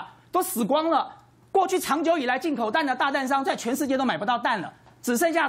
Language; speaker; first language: Chinese; native; Chinese